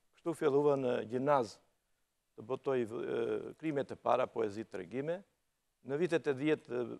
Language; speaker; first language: Albanian; native; Albanian